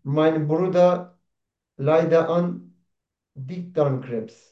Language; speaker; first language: German; non-native, learner; Turkish